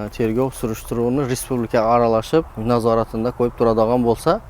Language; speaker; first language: Uzbek; native; Uzbek